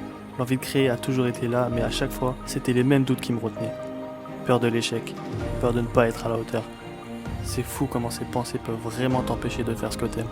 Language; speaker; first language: French; native; French